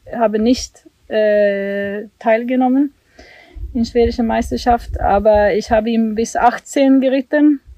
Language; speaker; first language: German; non-native, fluent; Swedish